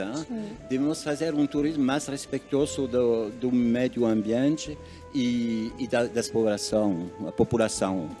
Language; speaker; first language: Portuguese; non-native, learner; French